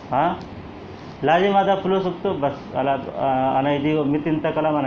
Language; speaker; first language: Arabic; non-native, learner; Hindi